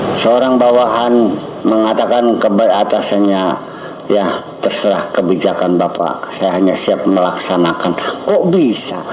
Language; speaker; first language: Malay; non-native, local second language; Javanese